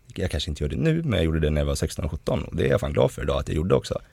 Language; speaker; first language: Swedish; native; Swedish